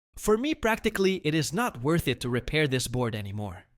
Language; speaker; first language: English; non-native, local second language; Filipino